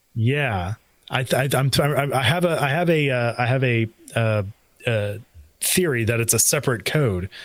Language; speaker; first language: English; native; English